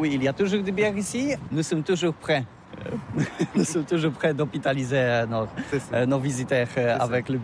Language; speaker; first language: French; non-native, learner; Polish